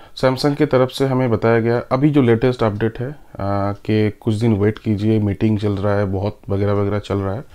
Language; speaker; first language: Hindi; native; Hindi